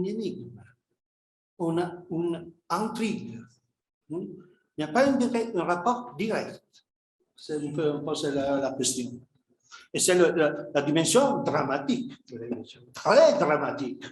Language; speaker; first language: French; non-native, fluent; Italian